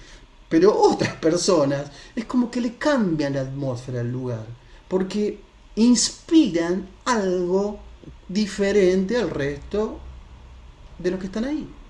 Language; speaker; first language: Spanish; native; Spanish